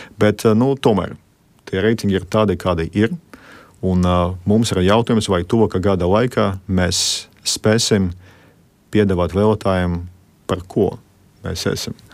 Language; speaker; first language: Latvian; non-native, local second language; Russian